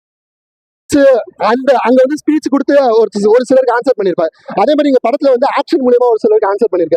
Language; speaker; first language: Tamil; native; Tamil